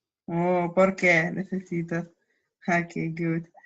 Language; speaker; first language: Spanish; non-native, learner; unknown